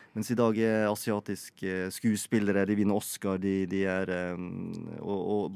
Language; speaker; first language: Norwegian; native; Norwegian